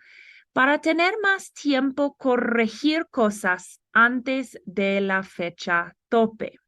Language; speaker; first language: Spanish; non-native, fluent; English